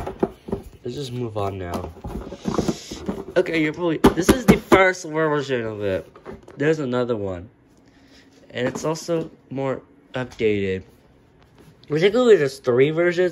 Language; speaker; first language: English; native; English